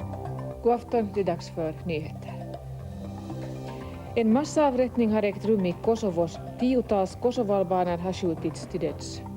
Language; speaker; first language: Swedish; native; Swedish